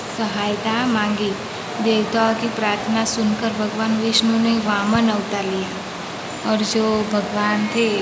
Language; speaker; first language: Hindi; non-native, local second language; Gujarati